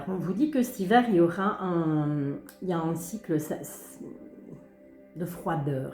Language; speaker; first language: French; native; French